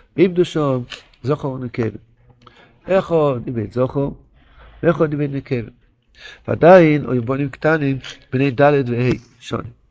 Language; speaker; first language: Hebrew; non-native, local second language; Yiddish